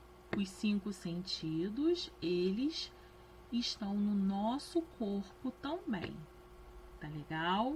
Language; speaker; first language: Portuguese; native; Portuguese